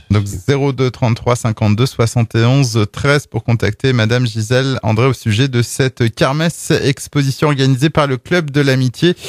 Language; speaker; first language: French; native; French